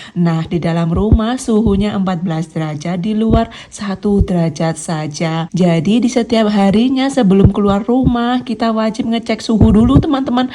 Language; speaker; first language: Indonesian; native; Indonesian